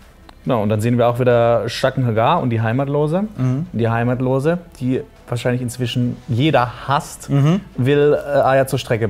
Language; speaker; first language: German; native; German